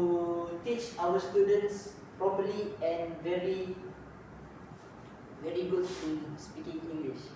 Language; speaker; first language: English; non-native, local second language; Malay